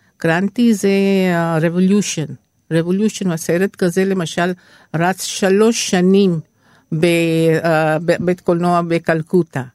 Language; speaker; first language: Hebrew; non-native, fluent; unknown